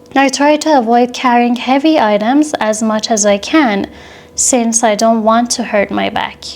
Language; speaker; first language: English; non-native, fluent; Persian